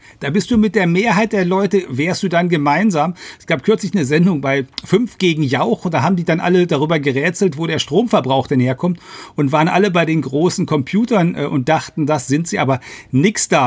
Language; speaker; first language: German; native; German